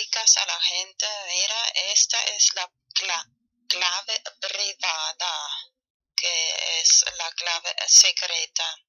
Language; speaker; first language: Spanish; non-native, fluent; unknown